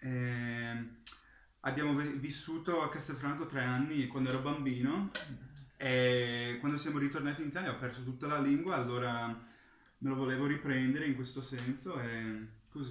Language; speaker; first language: Italian; early bilingual, heritage; English